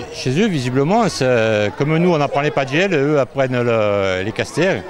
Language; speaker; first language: French; native; French